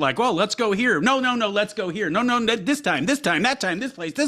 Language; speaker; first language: English; native; English